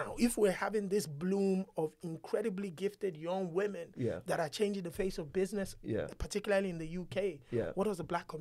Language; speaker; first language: English; non-native, local second language; Yoruba